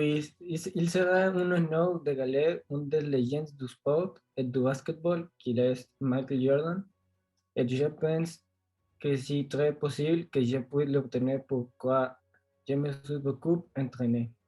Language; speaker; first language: French; non-native, learner; Spanish